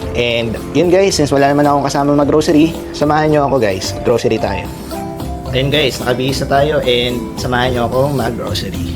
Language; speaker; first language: Filipino; native; Filipino